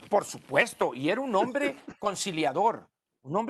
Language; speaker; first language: Spanish; native; Spanish